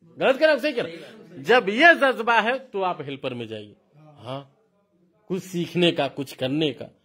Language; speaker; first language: Hindi; native; Hindi